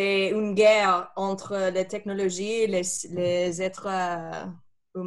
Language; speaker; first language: French; non-native, learner; Spanish